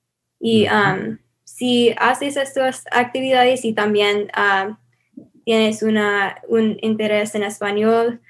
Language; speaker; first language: Spanish; non-native, learner; English